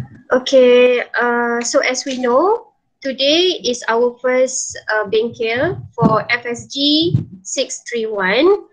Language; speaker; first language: English; non-native, local second language; Malay